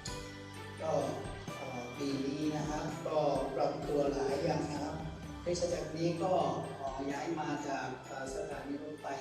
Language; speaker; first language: Thai; non-native, local second language; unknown